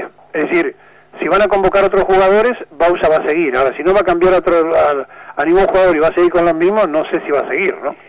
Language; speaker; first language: Spanish; native; Spanish